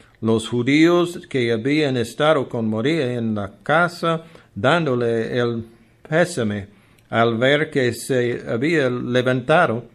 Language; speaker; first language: Spanish; non-native, learner; English